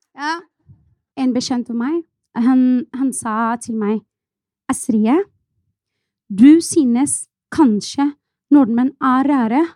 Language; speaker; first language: Norwegian; non-native, fluent; Arabic